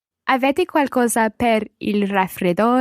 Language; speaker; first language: Italian; non-native, learner; English